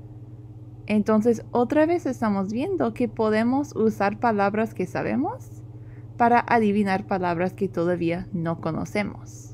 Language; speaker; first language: Spanish; non-native, fluent; English